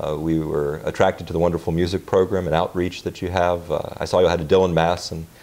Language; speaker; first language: English; native; English